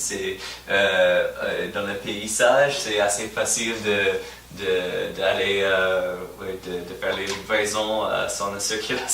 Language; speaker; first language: French; non-native, fluent; English